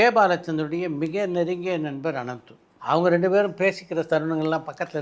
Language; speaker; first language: Tamil; native; Tamil